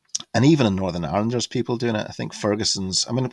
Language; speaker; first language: English; native; English